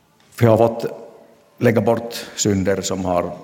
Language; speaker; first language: Swedish; non-native, local second language; Finnish